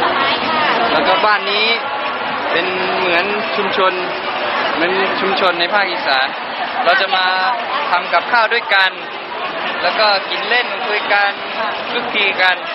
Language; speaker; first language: Thai; non-native, fluent; English